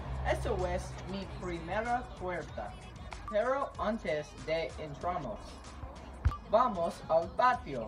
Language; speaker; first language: Spanish; non-native, learner; English